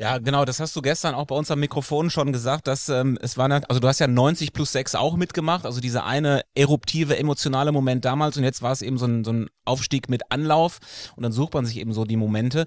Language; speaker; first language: German; native; German